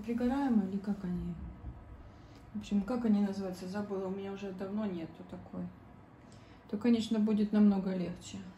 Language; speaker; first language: Russian; native; Russian